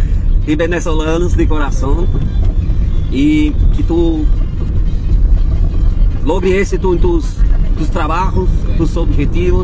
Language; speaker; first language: Spanish; non-native, fluent; Portuguese